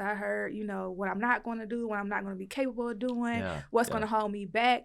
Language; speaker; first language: English; native; English